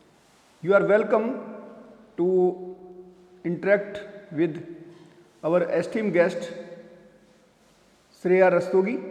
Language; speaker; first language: English; non-native, local second language; Hindi